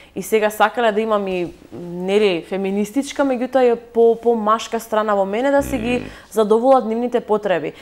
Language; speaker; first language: Macedonian; native; Macedonian